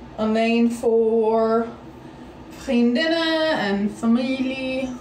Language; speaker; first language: Dutch; early bilingual, other home language; English